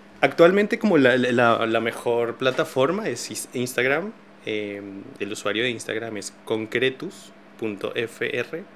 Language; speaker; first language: Spanish; native; Spanish